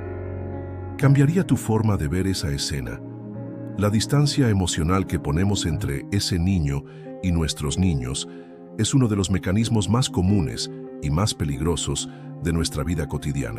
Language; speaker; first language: Spanish; native; Spanish